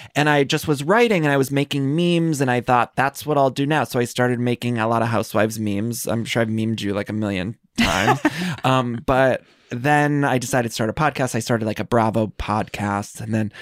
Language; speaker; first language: English; native; English